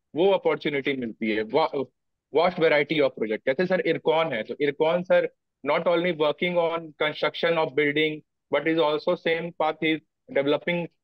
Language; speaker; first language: Hindi; native; Hindi